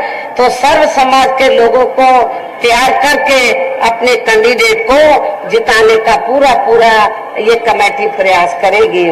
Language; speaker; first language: Hindi; native; Hindi